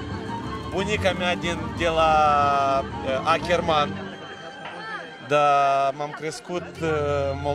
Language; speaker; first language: Romanian; non-native, local second language; Russian